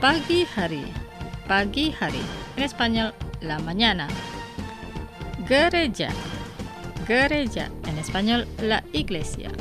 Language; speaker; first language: Spanish; non-native, fluent; Indonesian